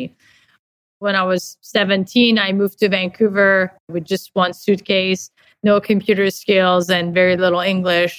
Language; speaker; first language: English; non-native, fluent; Persian